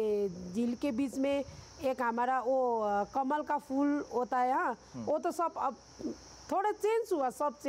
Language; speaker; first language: Hindi; non-native, local second language; Nepali